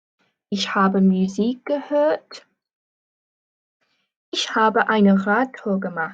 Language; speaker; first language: German; non-native, fluent; English